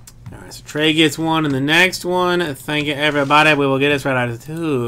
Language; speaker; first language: English; native; English